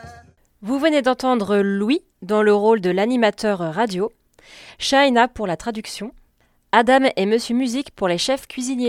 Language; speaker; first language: French; native; French